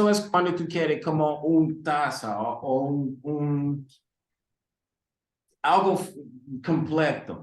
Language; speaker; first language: Spanish; non-native, learner; English